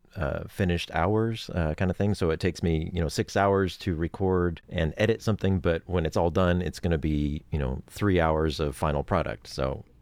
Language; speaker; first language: English; native; English